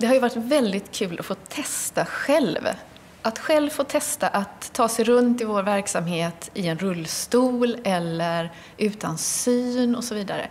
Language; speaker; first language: Swedish; native; Swedish